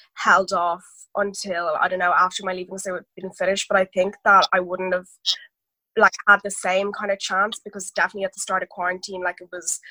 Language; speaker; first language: English; native; English